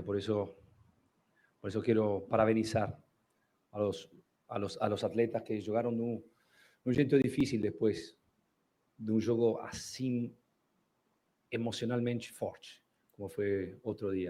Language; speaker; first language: Portuguese; non-native, fluent; Spanish